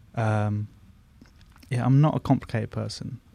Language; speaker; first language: English; native; English